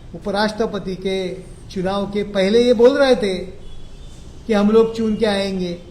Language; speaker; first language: Hindi; non-native, local second language; Marathi